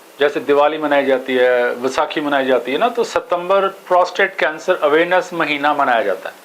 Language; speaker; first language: Hindi; non-native, local second language; Punjabi